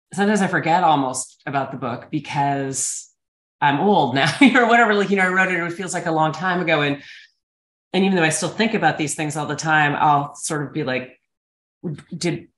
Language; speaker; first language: English; native; English